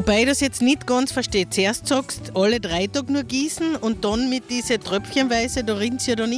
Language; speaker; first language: German; native; German